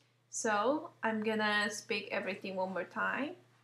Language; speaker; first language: English; non-native, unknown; Korean